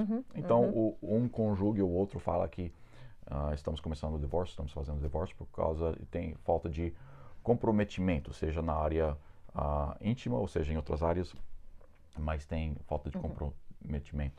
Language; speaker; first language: Portuguese; non-native, fluent; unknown